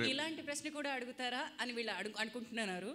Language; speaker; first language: Telugu; native; Telugu